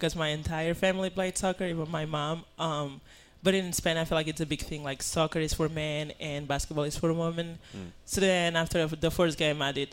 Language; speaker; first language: English; non-native, fluent; Spanish